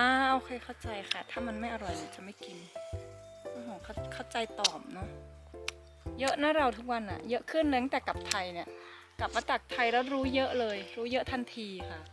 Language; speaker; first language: Thai; native; Thai